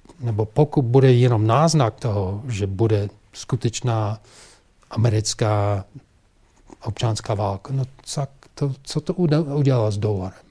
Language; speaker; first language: Czech; non-native, fluent; English